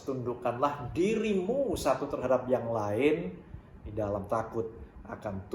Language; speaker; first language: Indonesian; native; Indonesian